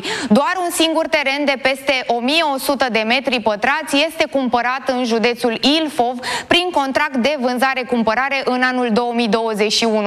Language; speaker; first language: Romanian; native; Romanian